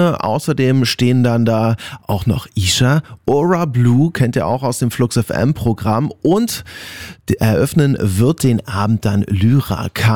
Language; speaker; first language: German; native; German